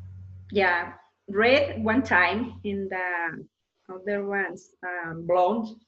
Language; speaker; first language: English; non-native, learner; Spanish